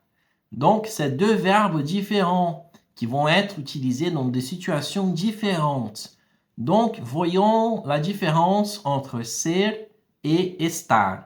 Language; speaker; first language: French; non-native, fluent; Portuguese